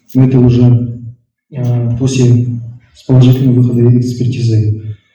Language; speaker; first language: Russian; non-native, local second language; Kazakh